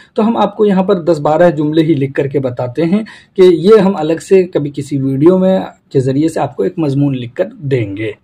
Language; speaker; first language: Urdu; native; Urdu